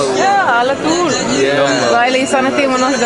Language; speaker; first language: Arabic; non-native, learner; English